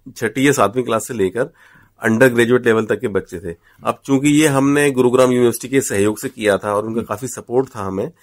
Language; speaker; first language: Hindi; native; Hindi